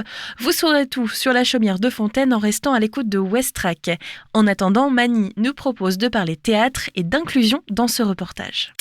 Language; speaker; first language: French; native; French